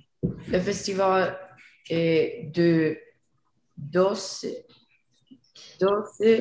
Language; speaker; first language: French; non-native, learner; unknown